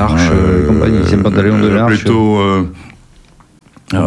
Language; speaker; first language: French; native; French